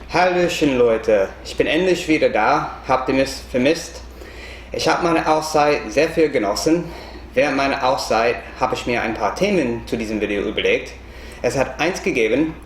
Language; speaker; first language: German; non-native, learner; English